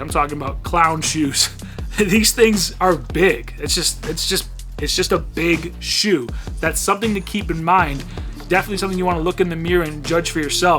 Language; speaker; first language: English; native; English